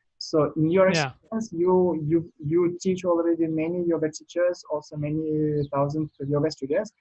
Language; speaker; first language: English; non-native, learner; Russian